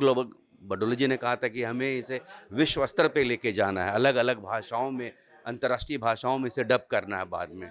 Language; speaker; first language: Hindi; native; Hindi